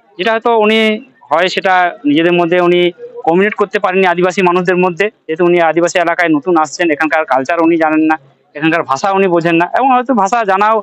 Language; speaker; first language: Bangla; non-native, local second language; Santali